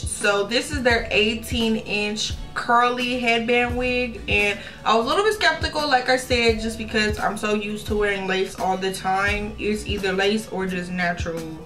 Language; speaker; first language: English; native; English